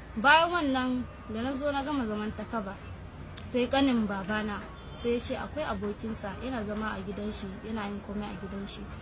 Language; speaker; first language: Hausa; native; Hausa